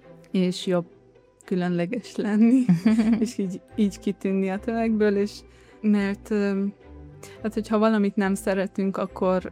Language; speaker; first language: Hungarian; early bilingual, heritage; Hungarian